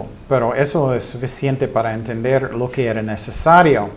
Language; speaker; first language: Spanish; non-native, fluent; English